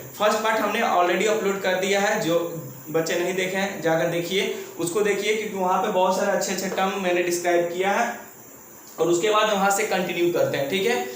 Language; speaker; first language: Hindi; native; Hindi